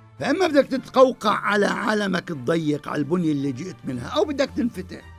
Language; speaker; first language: Arabic; native; Arabic